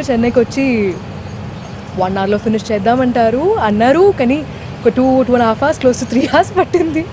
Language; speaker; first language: Telugu; non-native, local second language; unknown